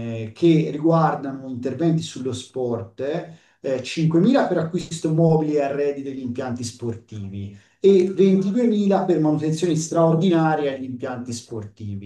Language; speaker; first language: Italian; native; Italian